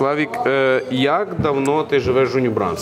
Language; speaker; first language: Ukrainian; native; Ukrainian